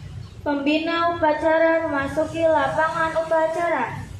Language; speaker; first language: Indonesian; native; Indonesian